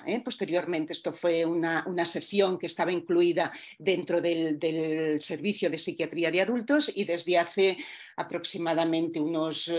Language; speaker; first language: Spanish; native; Spanish